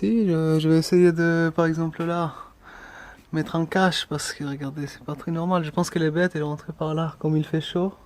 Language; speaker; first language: French; early bilingual, other home language; Spanish